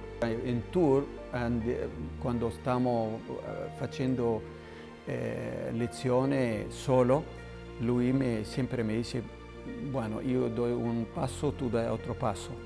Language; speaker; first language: Italian; non-native, learner; Spanish